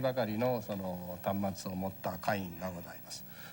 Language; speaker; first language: Japanese; native; Japanese